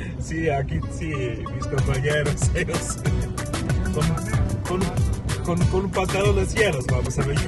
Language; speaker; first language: Spanish; non-native, learner; Polish